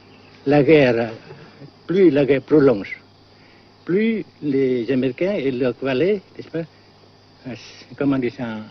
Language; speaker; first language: French; non-native, fluent; Vietnamese